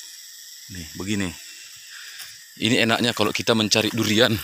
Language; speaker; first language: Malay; non-native, local second language; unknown